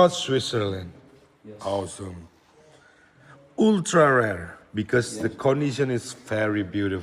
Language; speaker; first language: English; non-native, learner; Indonesian